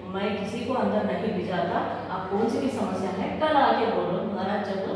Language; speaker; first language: Hindi; non-native, local second language; Telugu